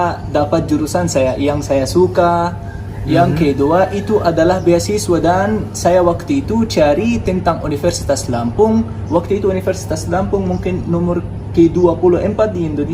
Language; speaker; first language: Indonesian; non-native, fluent; Arabic